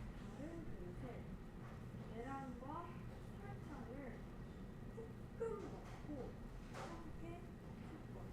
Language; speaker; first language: Korean; non-native, fluent; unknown